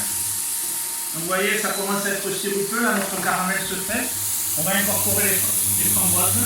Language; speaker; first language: French; native; French